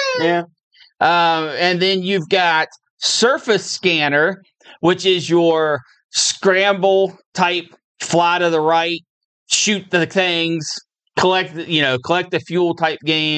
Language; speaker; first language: English; native; English